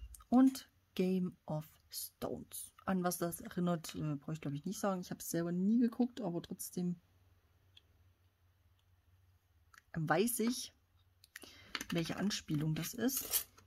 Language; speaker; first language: German; native; German